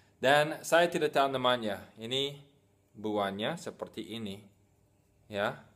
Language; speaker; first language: Indonesian; non-native, fluent; English